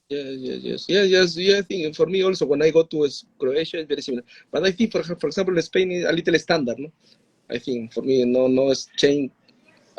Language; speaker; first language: English; non-native, learner; Spanish